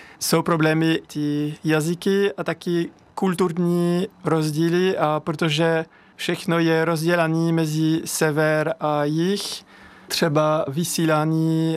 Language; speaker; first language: Czech; non-native, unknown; French